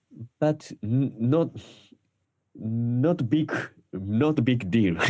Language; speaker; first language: English; non-native, learner; Japanese